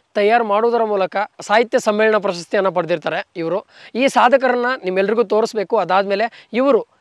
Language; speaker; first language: Kannada; native; Kannada